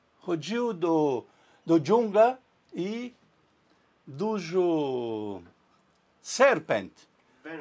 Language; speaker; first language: Polish; non-native, learner; Portuguese